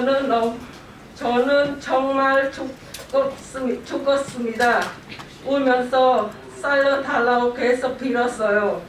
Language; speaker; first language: Korean; non-native, learner; Khmer